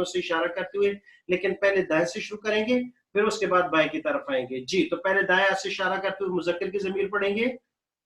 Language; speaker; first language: Urdu; native; Urdu